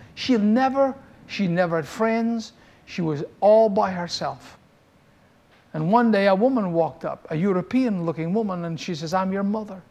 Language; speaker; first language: English; native; English